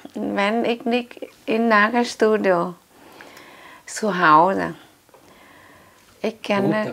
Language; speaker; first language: German; non-native, learner; Vietnamese